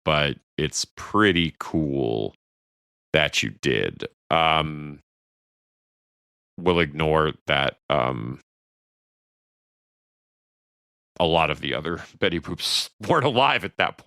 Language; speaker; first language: English; native; English